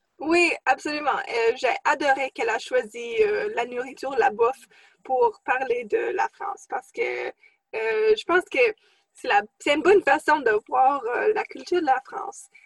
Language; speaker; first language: French; non-native, fluent; English